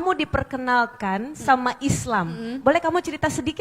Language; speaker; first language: Indonesian; native; Indonesian